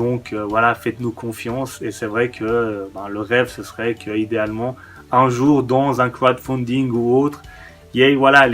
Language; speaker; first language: French; early bilingual, other home language; Persian